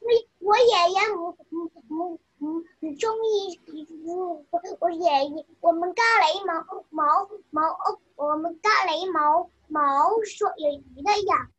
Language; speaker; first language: Chinese; early bilingual, other home language; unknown